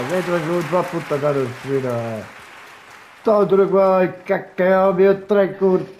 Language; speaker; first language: Serbian; native; Serbian